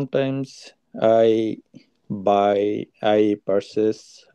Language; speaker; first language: English; non-native, learner; Bangla